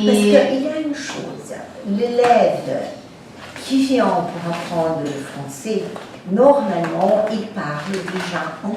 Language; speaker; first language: French; non-native, fluent; Portuguese